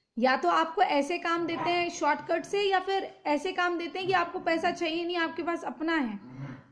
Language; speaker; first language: Hindi; native; Hindi